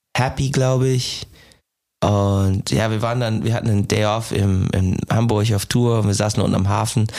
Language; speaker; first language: German; non-native, fluent; English